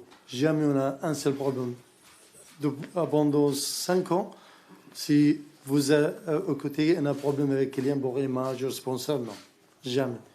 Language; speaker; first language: French; non-native, learner; Arabic